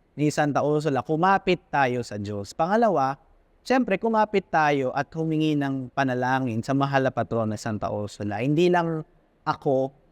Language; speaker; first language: Filipino; native; Filipino